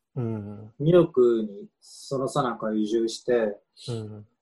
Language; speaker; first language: Japanese; native; Japanese